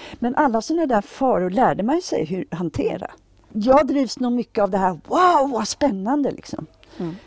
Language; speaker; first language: Swedish; native; Swedish